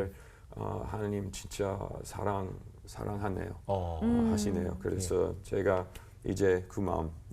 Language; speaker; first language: Korean; non-native, learner; English